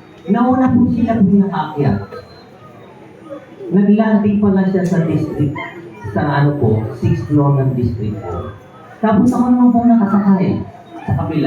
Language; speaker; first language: Filipino; native; Filipino